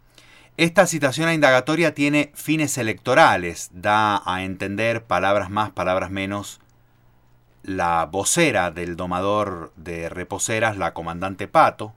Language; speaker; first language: Spanish; native; Spanish